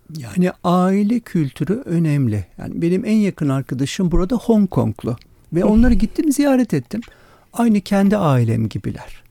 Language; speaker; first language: Turkish; native; Turkish